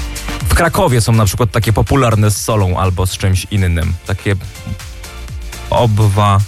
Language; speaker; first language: Polish; native; Polish